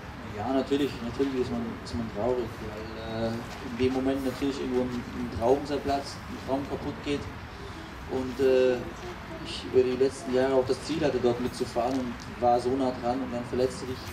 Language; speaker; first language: German; native; German